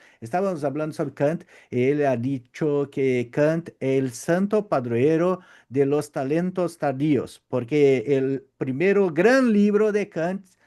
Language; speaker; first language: Spanish; non-native, fluent; Portuguese